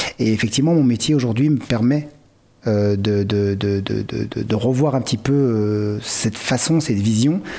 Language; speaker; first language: French; early bilingual, other home language; Malagasy